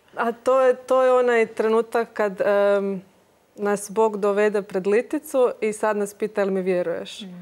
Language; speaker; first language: Croatian; native; Croatian